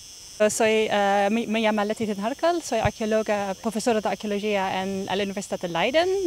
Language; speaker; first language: Spanish; non-native, learner; Dutch